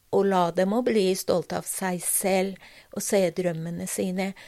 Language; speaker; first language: Norwegian; non-native, fluent; Persian